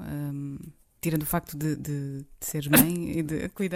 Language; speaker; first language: Portuguese; native; Portuguese